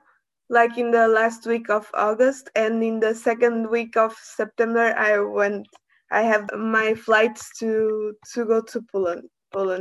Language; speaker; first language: English; non-native, learner; Portuguese